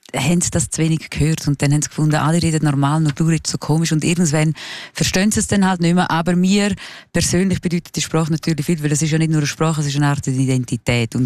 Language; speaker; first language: German; non-native, local second language; Romansh